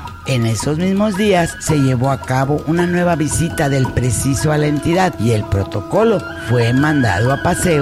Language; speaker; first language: Spanish; native; Spanish